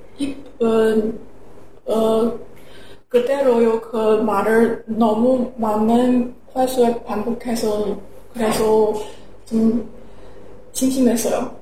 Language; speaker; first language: Korean; non-native, learner; Chinese